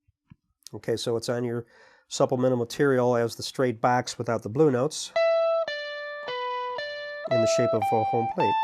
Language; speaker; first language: English; native; English